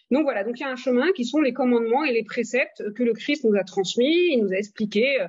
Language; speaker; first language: French; native; French